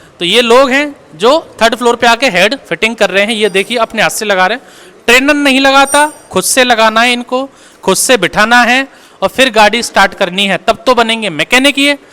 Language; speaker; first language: Hindi; native; Hindi